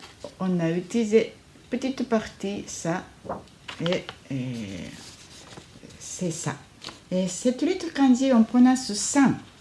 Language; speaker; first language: French; non-native, learner; Japanese